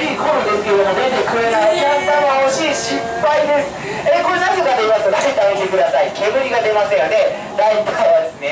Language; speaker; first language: Japanese; native; Japanese